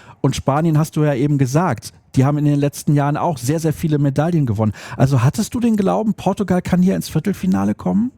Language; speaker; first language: German; native; German